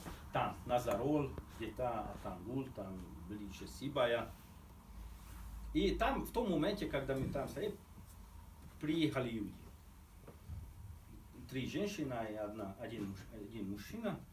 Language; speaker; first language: Russian; non-native, fluent; Hungarian